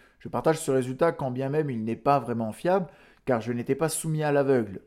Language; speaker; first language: French; native; French